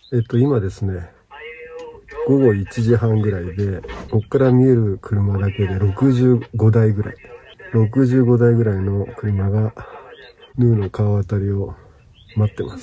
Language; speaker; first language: Japanese; native; Japanese